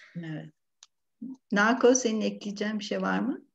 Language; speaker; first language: Turkish; native; Turkish